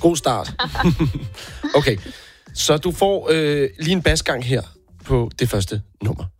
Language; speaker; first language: Danish; native; Danish